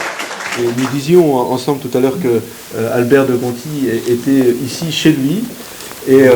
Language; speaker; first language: French; native; French